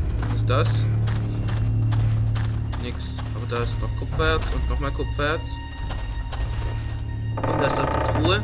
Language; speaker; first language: German; native; German